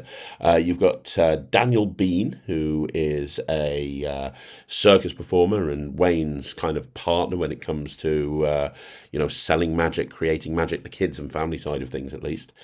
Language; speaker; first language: English; native; English